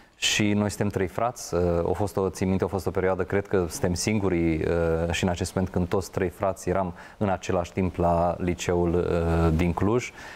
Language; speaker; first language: Romanian; non-native, local second language; Hungarian